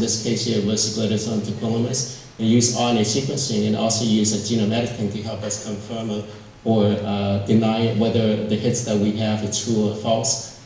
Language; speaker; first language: English; non-native, fluent; Min Nan Chinese